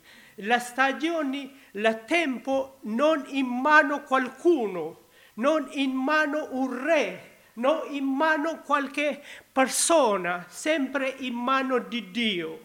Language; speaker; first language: Italian; non-native, learner; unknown